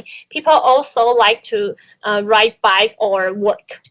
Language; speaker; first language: English; non-native, learner; Japanese